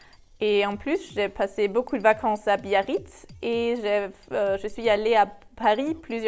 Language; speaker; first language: French; non-native, fluent; German